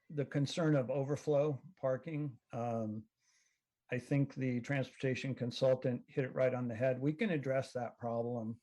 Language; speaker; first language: English; native; English